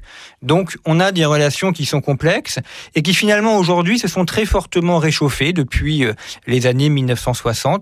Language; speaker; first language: French; native; French